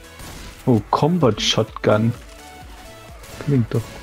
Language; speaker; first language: German; native; German